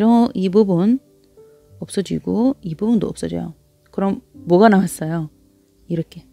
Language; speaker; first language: Korean; non-native, learner; Arabic